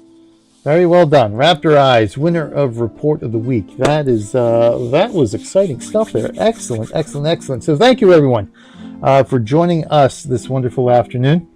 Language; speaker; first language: English; native; English